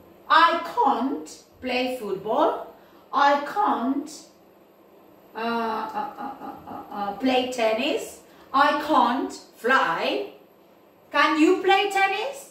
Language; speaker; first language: English; non-native, fluent; Spanish